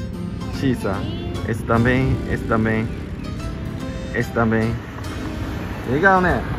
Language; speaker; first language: Portuguese; non-native, local second language; Japanese